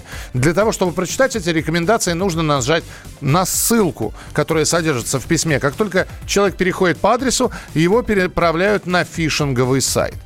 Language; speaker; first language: Russian; native; Russian